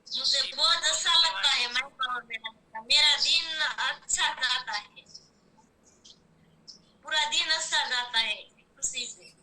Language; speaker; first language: Hindi; non-native, local second language; Gujarati